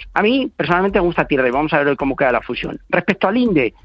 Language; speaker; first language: Spanish; native; Spanish